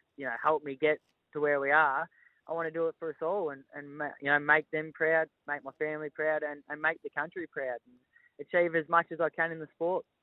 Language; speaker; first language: English; native; English